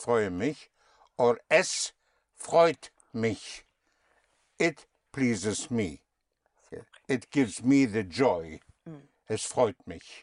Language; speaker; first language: German; non-native, fluent; English